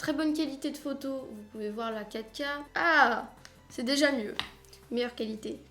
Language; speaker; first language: French; native; French